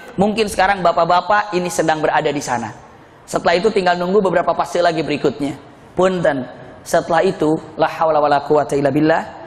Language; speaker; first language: Indonesian; non-native, fluent; Sundanese